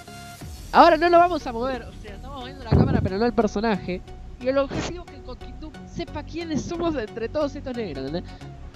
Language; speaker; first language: Spanish; native; Spanish